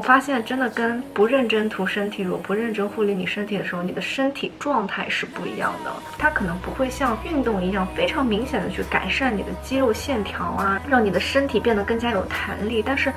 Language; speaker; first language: Chinese; native; Chinese